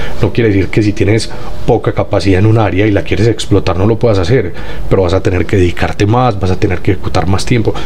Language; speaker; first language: Spanish; native; Spanish